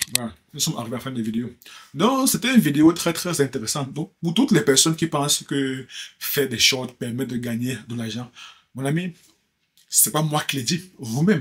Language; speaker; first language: French; native; French